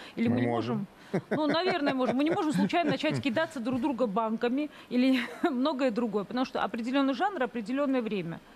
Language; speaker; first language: Russian; native; Russian